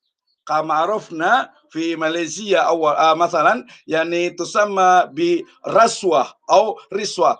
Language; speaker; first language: Arabic; non-native, fluent; Indonesian